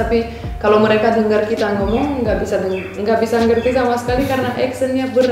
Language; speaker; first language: Indonesian; non-native, fluent; Romanian